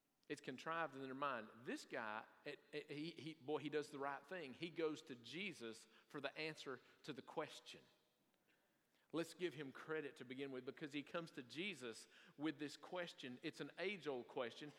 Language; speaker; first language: English; native; English